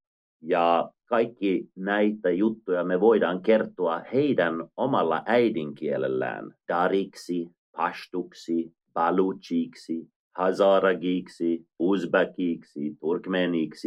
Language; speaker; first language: Finnish; non-native, fluent; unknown